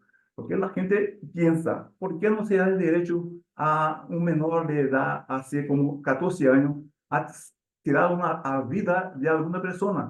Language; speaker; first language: Spanish; non-native, learner; Portuguese